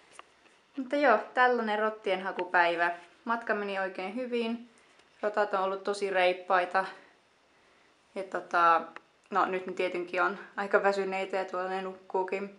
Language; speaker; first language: Finnish; native; Finnish